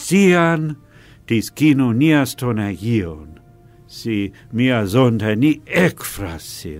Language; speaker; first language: Greek; non-native, fluent; English